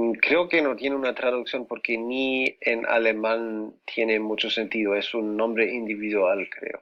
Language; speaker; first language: Spanish; non-native, fluent; German